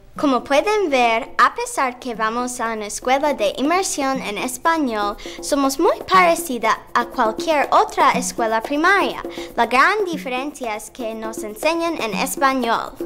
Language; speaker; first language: Spanish; non-native, local second language; English